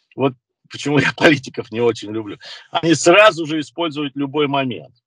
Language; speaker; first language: Russian; early bilingual, other home language; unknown